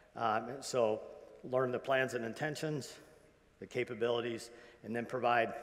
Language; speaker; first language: English; native; English